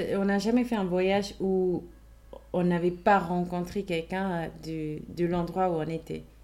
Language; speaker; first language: French; non-native, fluent; German